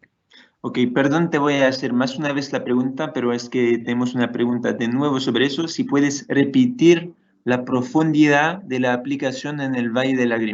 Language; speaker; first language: Spanish; non-native, fluent; Portuguese